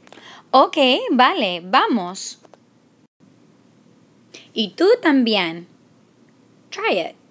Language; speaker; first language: Spanish; non-native, fluent; English